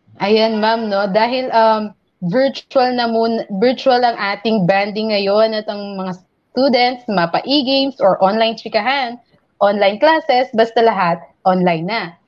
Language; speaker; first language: Filipino; non-native, local second language; Pampanga